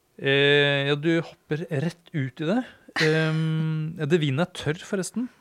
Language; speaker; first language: Norwegian; native; Norwegian